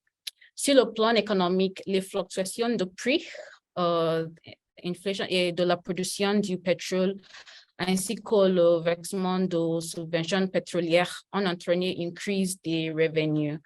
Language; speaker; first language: French; non-native, learner; Yoruba